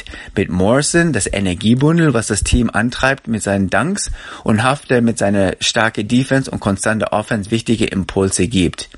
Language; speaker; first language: German; native; German